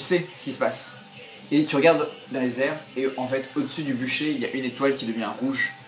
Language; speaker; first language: French; native; French